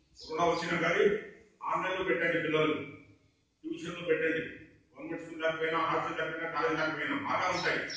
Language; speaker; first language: Telugu; non-native, local second language; Urdu